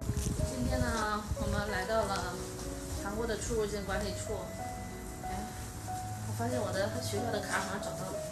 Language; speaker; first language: Chinese; native; Chinese